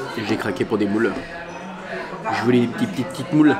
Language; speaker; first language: French; native; French